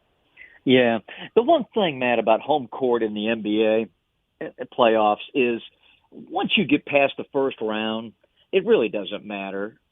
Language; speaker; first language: English; native; English